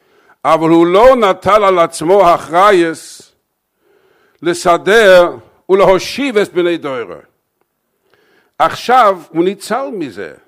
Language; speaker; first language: Hebrew; non-native, fluent; English